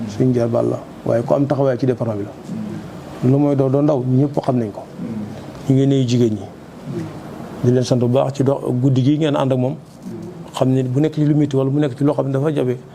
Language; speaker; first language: Wolof; native; Wolof